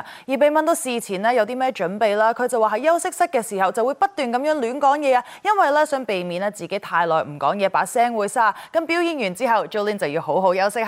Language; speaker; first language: Chinese; native; Chinese